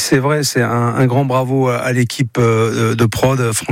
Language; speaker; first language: French; native; French